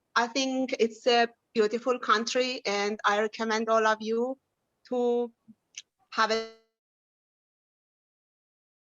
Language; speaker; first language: English; non-native, fluent; Persian